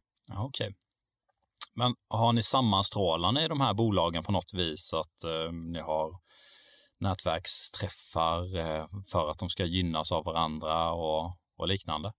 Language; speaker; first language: Swedish; native; Swedish